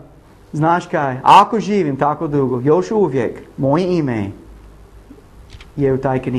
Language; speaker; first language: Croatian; non-native, learner; English